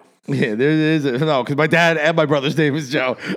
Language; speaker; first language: English; native; English